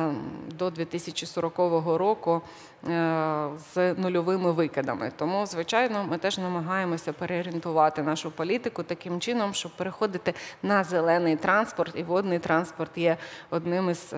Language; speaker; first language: Ukrainian; native; Ukrainian